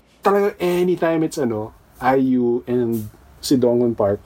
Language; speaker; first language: English; non-native, local second language; Filipino